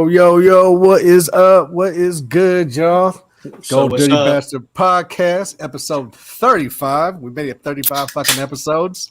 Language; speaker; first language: English; native; English